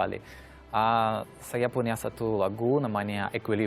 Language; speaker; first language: Indonesian; non-native, learner; Russian